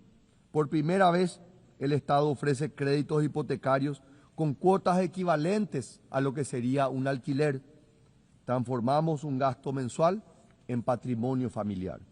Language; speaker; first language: Spanish; native; Spanish